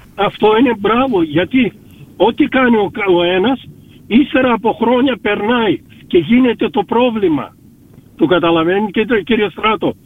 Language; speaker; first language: Greek; early bilingual, heritage; Greek